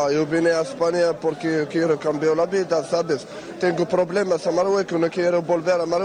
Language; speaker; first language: Spanish; non-native, learner; Arabic